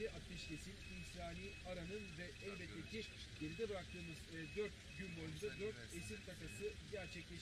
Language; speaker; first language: Turkish; native; Turkish